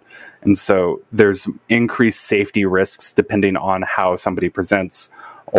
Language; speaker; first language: English; native; English